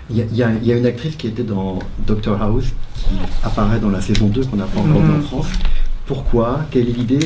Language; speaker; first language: French; native; French